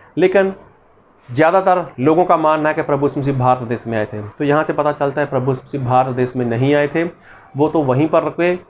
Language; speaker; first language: Hindi; non-native, local second language; Punjabi